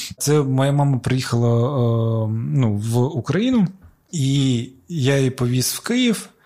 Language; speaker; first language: Ukrainian; non-native, local second language; Russian